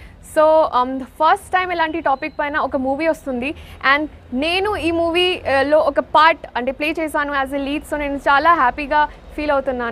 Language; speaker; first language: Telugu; non-native, fluent; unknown